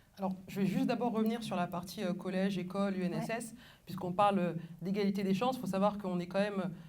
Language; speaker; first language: French; early bilingual, other home language; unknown